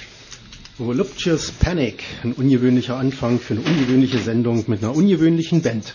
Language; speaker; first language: German; native; German